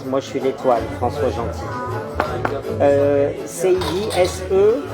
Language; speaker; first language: French; native; French